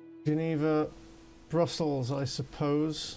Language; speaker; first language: English; native; English